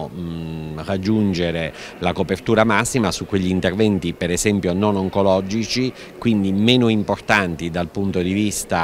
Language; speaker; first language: Italian; native; Italian